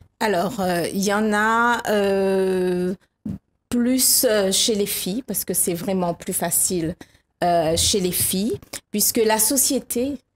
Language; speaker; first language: French; native; French